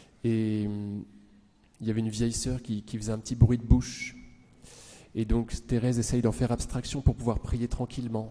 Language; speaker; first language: French; native; French